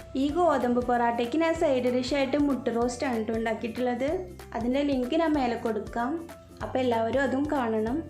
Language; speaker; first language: Malayalam; native; Malayalam